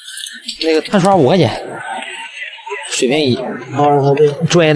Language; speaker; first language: Chinese; native; Chinese